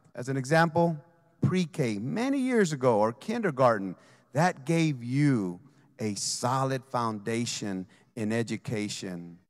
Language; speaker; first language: English; native; English